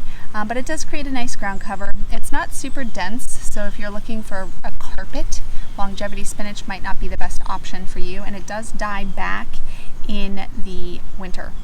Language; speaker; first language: English; native; English